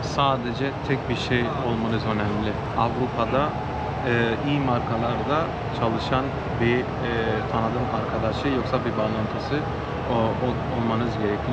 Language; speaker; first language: Turkish; non-native, fluent; Bangla